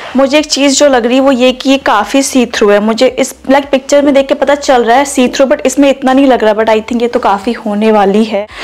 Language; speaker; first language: Hindi; native; Hindi